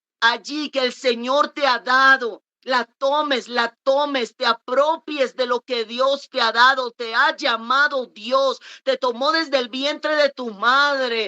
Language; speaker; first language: Spanish; native; Spanish